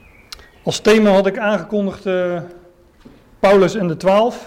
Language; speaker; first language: Dutch; native; Dutch